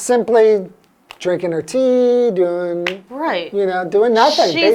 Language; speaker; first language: English; native; English